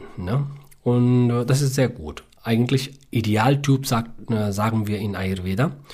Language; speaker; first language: German; non-native, learner; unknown